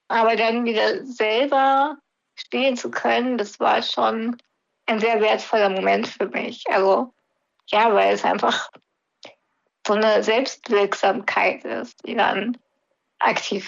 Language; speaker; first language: German; native; German